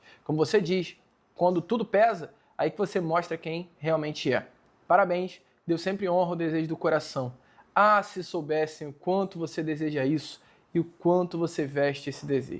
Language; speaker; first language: Portuguese; native; Portuguese